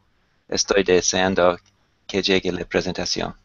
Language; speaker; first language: Spanish; non-native, learner; English